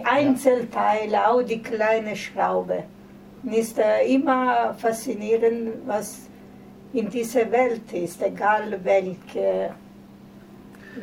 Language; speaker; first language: German; non-native, learner; Italian